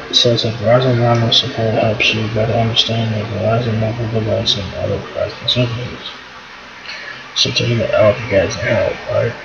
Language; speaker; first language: English; native; English